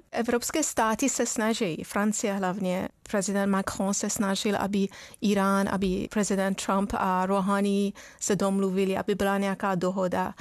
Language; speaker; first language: Czech; non-native, fluent; Persian